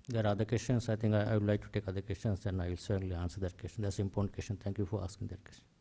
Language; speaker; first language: English; non-native, local second language; Sinhala